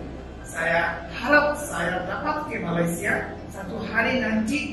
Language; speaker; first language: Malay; non-native, learner; Bangla